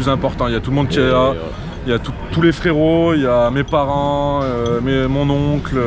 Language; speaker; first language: French; native; French